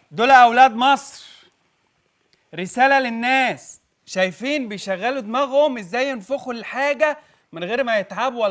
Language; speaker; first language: Arabic; native; Arabic